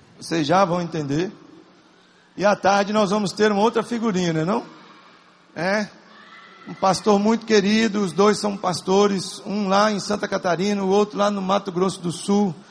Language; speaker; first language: Portuguese; native; Portuguese